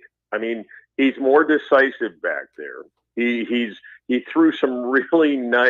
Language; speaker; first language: English; native; English